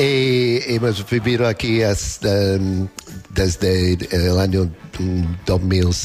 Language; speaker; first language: Spanish; non-native, learner; English